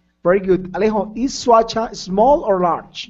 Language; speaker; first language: English; non-native, fluent; Spanish